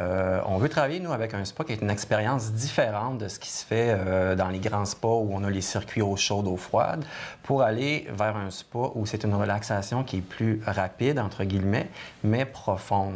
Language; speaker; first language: French; native; French